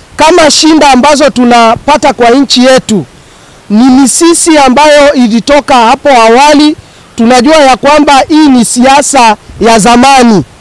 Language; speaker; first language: Swahili; native; Swahili